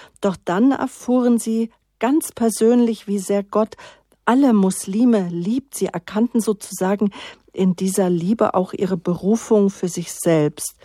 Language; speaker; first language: German; native; German